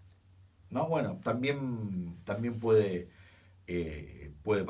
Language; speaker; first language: Spanish; native; Spanish